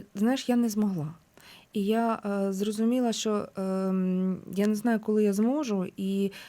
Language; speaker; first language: Ukrainian; native; Ukrainian